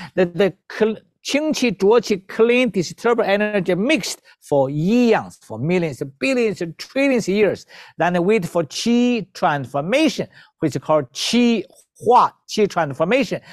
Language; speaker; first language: English; non-native, learner; Chinese